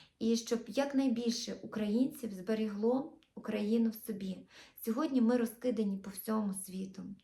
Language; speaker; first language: Ukrainian; non-native, local second language; Russian